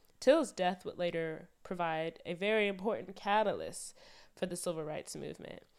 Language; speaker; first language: English; native; English